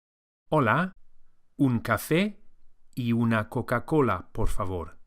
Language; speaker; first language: Spanish; non-native, fluent; English